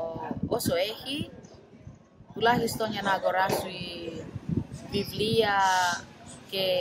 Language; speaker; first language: Greek; non-native, fluent; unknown